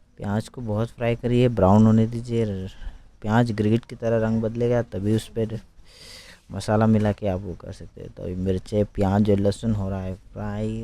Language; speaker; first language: Hindi; non-native, local second language; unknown